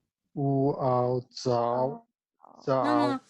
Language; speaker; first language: Chinese; non-native, learner; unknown